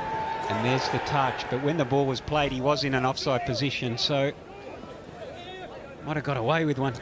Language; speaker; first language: English; native; English